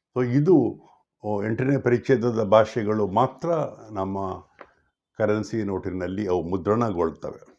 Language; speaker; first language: Kannada; non-native, local second language; Tulu